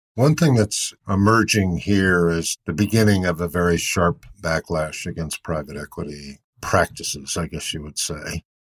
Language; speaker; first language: English; native; English